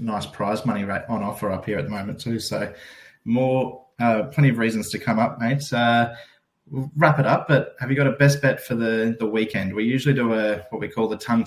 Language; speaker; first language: English; native; English